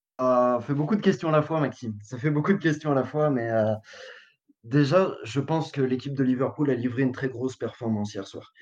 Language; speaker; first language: French; native; French